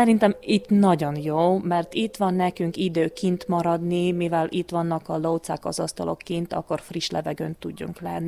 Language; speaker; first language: Hungarian; non-native, local second language; Ukrainian